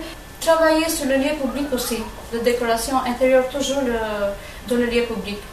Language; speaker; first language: French; non-native, fluent; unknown